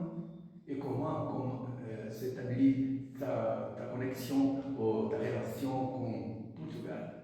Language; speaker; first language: French; non-native, learner; Portuguese